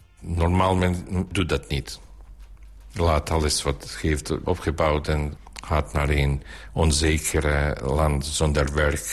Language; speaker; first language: Dutch; non-native, learner; Bosnian